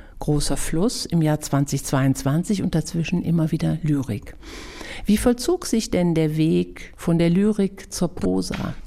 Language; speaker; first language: German; native; German